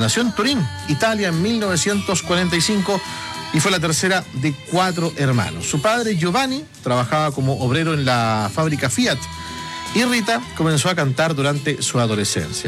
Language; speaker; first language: Spanish; native; Spanish